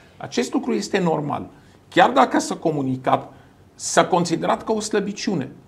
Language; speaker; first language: Romanian; non-native, fluent; Arabic